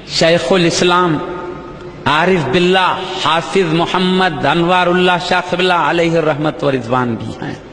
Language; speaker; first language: Urdu; native; Urdu